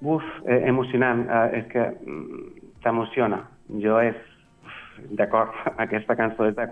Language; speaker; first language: Catalan; non-native, local second language; Spanish